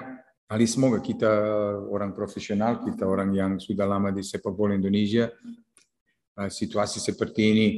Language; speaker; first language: Indonesian; non-native, fluent; Serbian